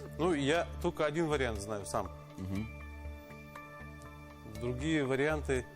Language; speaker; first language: Russian; non-native, local second language; Tatar